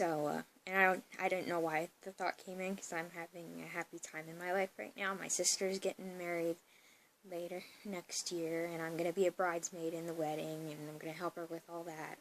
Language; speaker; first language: English; native; English